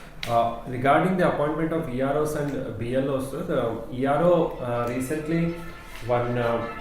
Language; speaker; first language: English; non-native, local second language; Telugu